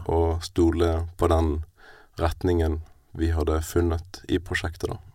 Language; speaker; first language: Norwegian; native; Norwegian